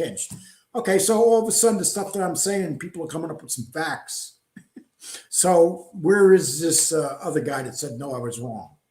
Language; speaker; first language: English; native; English